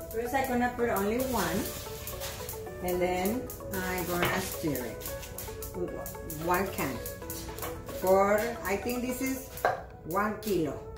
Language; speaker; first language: English; non-native, fluent; Spanish